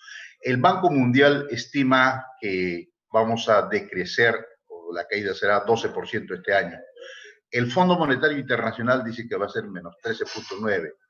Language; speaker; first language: Spanish; native; Spanish